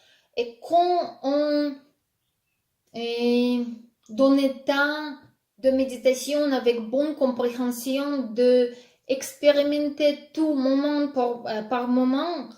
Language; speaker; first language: French; non-native, fluent; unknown